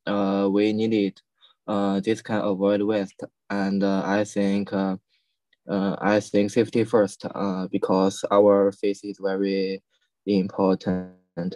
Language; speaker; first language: English; non-native, learner; Chinese